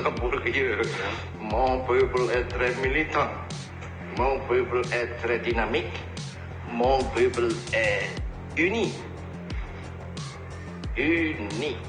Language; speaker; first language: French; non-native, fluent; Javanese